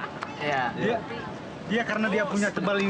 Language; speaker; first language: Indonesian; non-native, local second language; Nias